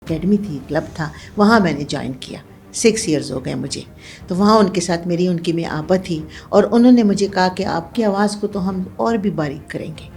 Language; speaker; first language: Urdu; non-native, local second language; Pashto